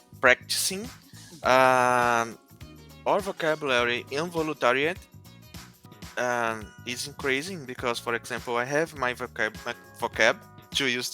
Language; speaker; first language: English; non-native, learner; Portuguese